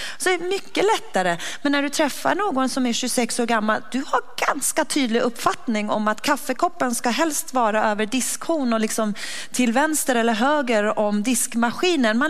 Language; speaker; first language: Swedish; early bilingual, other home language; Persian